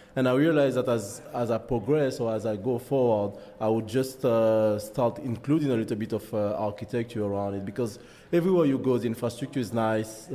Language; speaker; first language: English; non-native, fluent; French